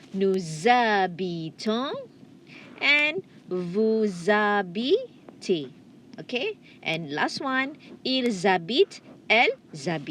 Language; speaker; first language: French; non-native, fluent; Malay